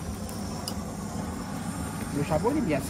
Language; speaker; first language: French; non-native, local second language; Réunion Creole French